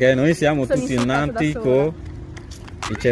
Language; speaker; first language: Italian; non-native, fluent; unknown